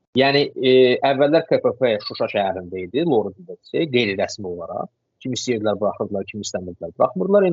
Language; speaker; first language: Azerbaijani; non-native, local second language; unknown